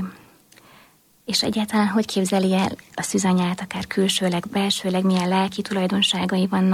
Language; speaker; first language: Hungarian; native; Hungarian